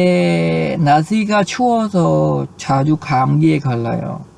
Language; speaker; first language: Korean; non-native, fluent; Khmer